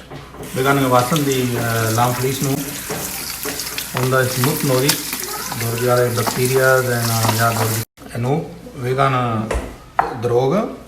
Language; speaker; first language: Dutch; non-native, learner; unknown